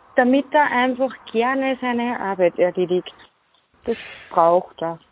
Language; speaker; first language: German; native; German